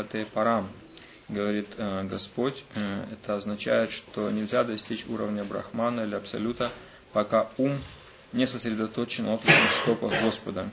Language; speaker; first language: Russian; native; Russian